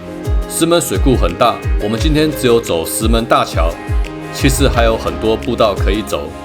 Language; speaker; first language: Chinese; native; Chinese